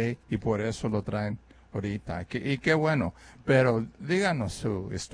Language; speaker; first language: Spanish; early bilingual, other home language; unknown